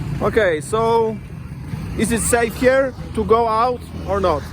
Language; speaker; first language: English; non-native, fluent; Polish